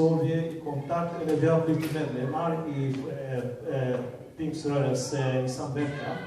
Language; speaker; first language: Swedish; non-native, fluent; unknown